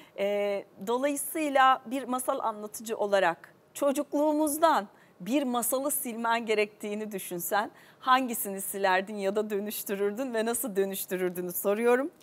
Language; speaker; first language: Turkish; native; Turkish